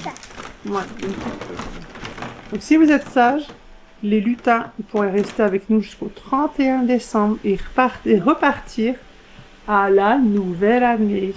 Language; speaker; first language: French; native; French